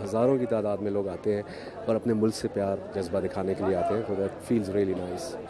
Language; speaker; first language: Urdu; native; Urdu